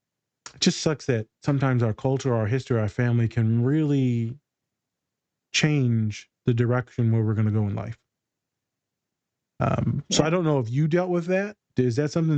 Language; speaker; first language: English; native; English